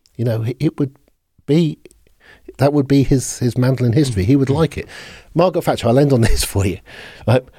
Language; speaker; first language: English; native; English